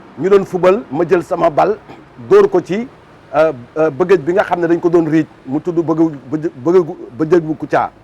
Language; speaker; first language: Wolof; native; Wolof